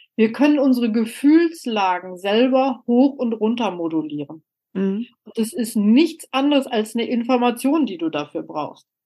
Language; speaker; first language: German; native; German